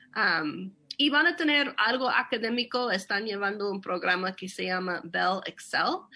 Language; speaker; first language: Spanish; non-native, fluent; English